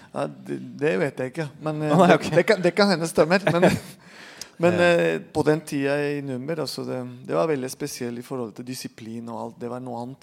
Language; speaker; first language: Norwegian; non-native, fluent; Spanish